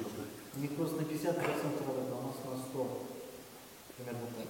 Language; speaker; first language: Russian; native; Russian